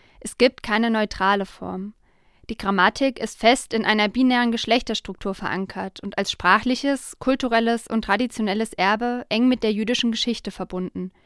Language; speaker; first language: German; native; German